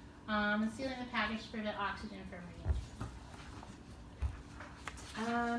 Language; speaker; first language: English; native; English